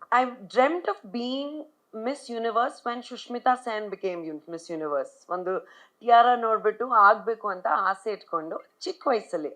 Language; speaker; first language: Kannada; non-native, local second language; Punjabi